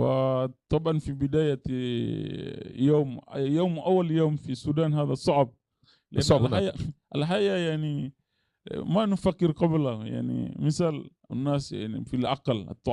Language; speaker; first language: Arabic; non-native, learner; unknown